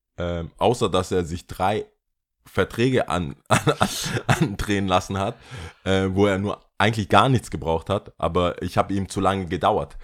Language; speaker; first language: German; early bilingual, other home language; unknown